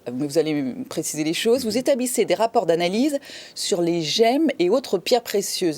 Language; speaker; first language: French; native; French